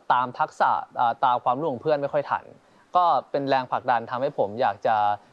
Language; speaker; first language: Thai; native; Thai